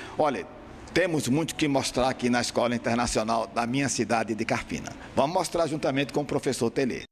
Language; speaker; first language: Portuguese; native; Portuguese